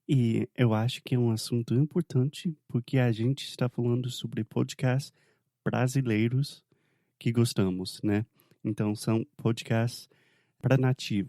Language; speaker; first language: Portuguese; non-native, fluent; English